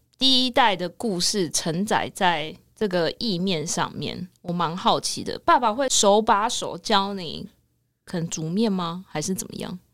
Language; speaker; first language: Chinese; native; Chinese